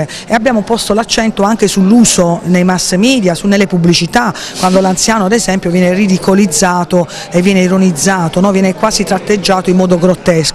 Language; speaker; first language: Italian; native; Italian